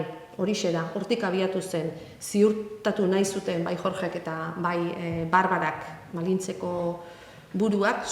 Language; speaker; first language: Basque; native; Basque